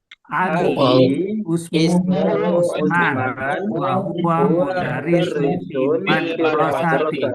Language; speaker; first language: Arabic; non-native, learner; Indonesian